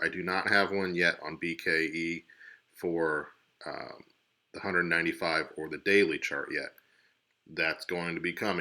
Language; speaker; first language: English; native; English